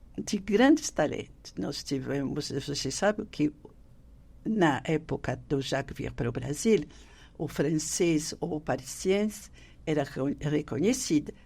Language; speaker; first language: Portuguese; non-native, fluent; French